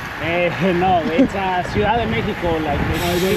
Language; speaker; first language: English; non-native, learner; Spanish